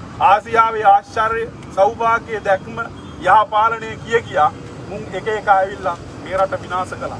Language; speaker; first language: Sinhala; native; Sinhala